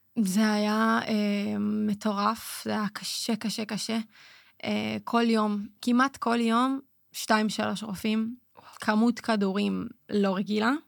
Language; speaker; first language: Hebrew; native; Hebrew